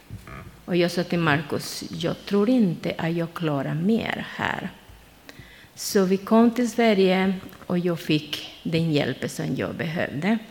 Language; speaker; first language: Swedish; non-native, learner; Spanish